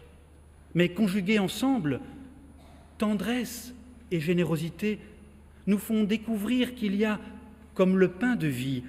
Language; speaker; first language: French; native; French